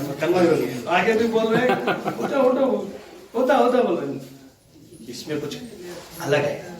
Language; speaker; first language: Hindi; non-native, local second language; Telugu